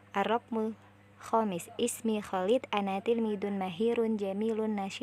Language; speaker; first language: Arabic; non-native, learner; Indonesian